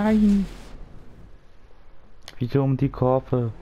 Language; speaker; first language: German; native; German